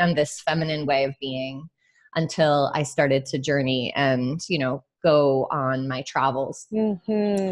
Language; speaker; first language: English; native; English